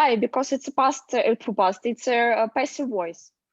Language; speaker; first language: English; non-native, learner; Russian